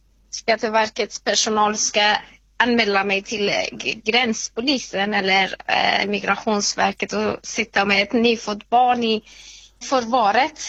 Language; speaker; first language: Swedish; non-native, fluent; Persian